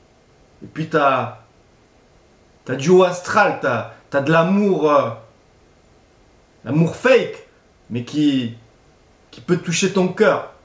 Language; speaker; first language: French; native; French